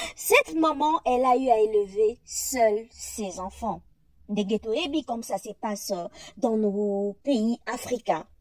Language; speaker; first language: French; non-native, local second language; Lingala